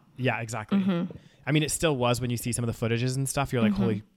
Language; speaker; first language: English; native; English